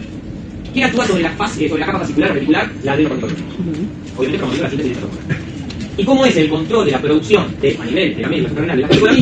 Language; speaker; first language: Spanish; native; Spanish